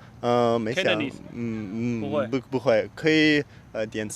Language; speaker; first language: Chinese; non-native, learner; English